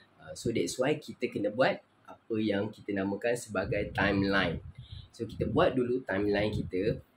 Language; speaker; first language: Malay; native; Malay